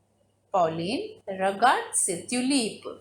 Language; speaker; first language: French; non-native, fluent; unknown